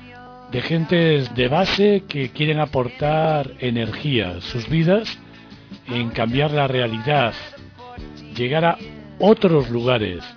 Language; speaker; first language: Spanish; native; Spanish